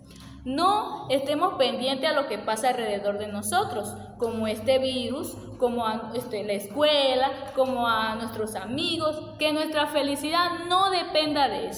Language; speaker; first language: Spanish; native; Spanish